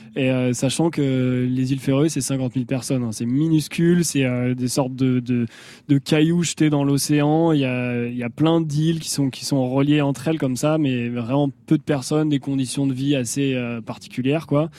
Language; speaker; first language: French; native; French